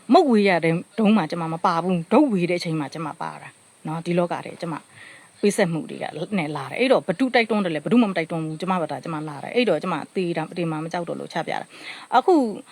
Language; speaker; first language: Burmese; non-native, local second language; Mon